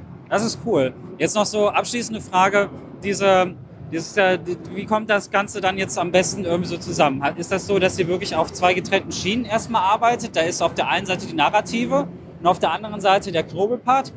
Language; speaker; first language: German; native; German